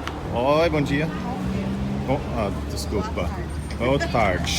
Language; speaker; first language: Portuguese; non-native, learner; English